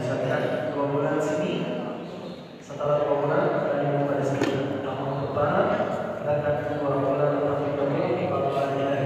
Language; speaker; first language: Indonesian; non-native, learner; Arabic